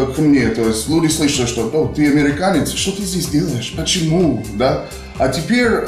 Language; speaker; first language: Ukrainian; non-native, learner; English